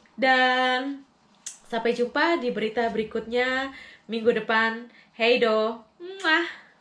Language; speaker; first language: Indonesian; native; Indonesian